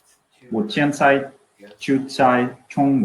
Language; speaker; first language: Chinese; non-native, learner; Swedish